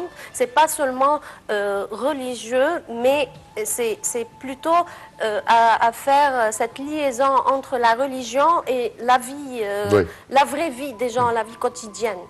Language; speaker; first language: French; non-native, fluent; Arabic